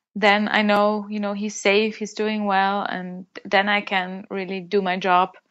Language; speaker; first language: English; non-native, fluent; Dutch